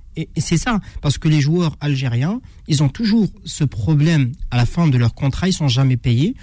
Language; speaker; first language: French; non-native, local second language; Arabic